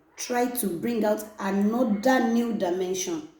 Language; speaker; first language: English; non-native, local second language; Yoruba